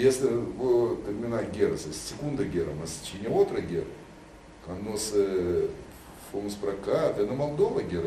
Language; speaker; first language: Portuguese; non-native, learner; Russian